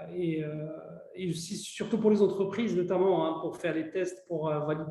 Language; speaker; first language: French; non-native, local second language; Arabic